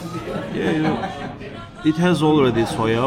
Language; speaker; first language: English; non-native, learner; Turkish